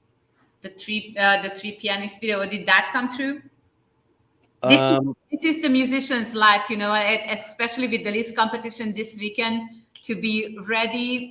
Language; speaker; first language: English; non-native, fluent; Hungarian